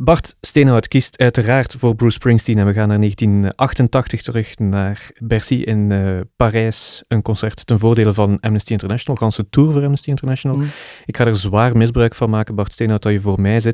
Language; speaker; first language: Dutch; native; Dutch